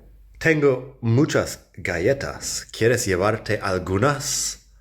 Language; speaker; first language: Spanish; non-native, fluent; English